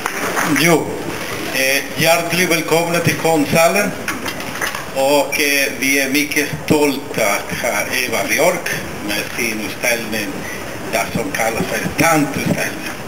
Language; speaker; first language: Swedish; non-native, fluent; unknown